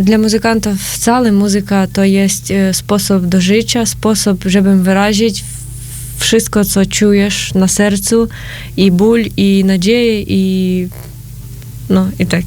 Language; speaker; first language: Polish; non-native, learner; Ukrainian